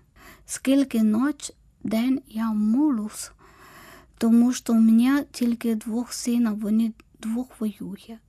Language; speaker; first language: Ukrainian; non-native, learner; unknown